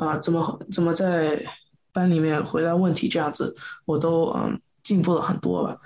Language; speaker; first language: Chinese; early bilingual, heritage; Chinese